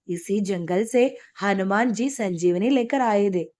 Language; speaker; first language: Hindi; non-native, local second language; Malayalam